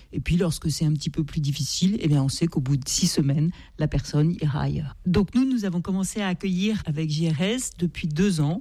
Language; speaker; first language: French; native; French